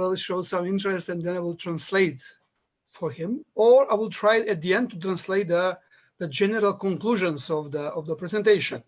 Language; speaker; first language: English; non-native, fluent; Macedonian